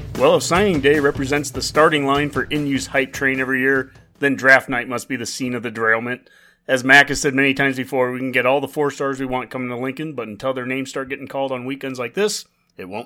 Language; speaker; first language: English; native; English